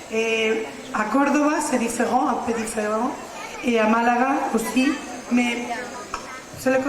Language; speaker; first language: French; non-native, learner; Spanish